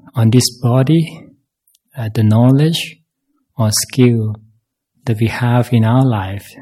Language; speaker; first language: English; non-native, fluent; Thai